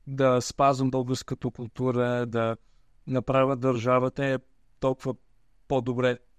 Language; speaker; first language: Bulgarian; early bilingual, heritage; Bulgarian